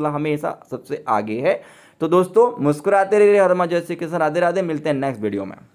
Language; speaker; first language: Hindi; native; Hindi